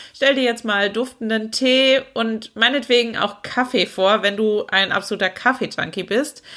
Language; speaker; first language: German; native; German